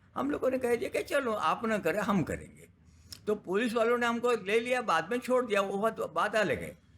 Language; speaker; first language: Hindi; non-native, local second language; Marathi